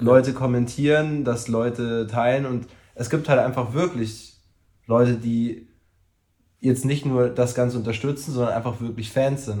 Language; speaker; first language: German; native; German